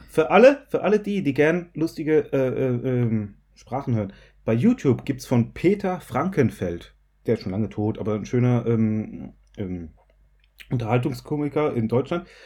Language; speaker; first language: German; native; German